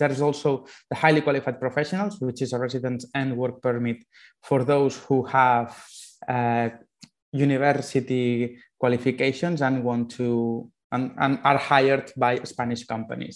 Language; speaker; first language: English; non-native, fluent; Spanish